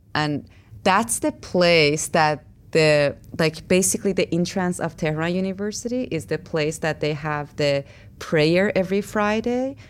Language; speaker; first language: English; non-native, fluent; Persian